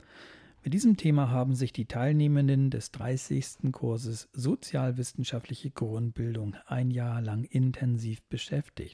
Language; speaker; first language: German; native; German